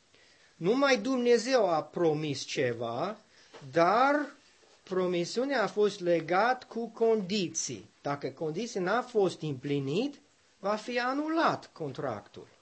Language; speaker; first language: Romanian; non-native, learner; English